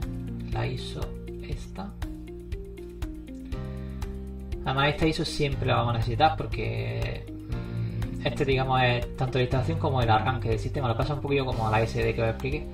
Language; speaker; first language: Spanish; native; Spanish